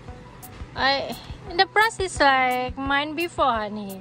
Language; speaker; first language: English; non-native, learner; Indonesian